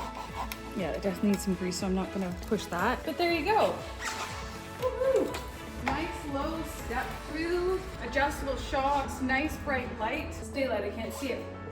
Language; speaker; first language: English; native; English